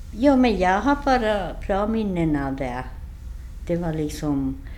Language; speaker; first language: Swedish; early bilingual, other home language; Finnish